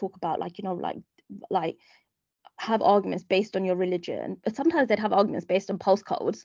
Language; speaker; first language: English; native; English